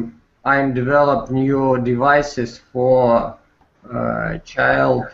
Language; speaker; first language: English; non-native, learner; Russian